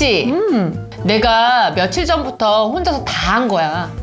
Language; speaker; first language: Korean; native; Korean